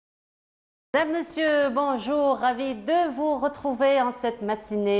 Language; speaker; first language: French; native; French